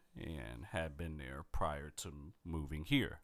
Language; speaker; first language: English; native; English